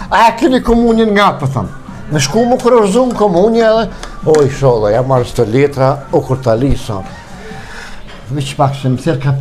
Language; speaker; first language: German; non-native, learner; Albanian